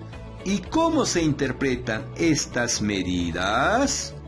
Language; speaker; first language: Spanish; native; Spanish